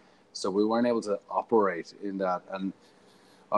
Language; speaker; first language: English; native; English